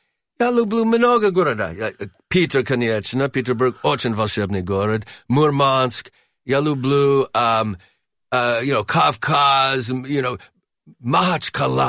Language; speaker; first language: Russian; non-native, learner; English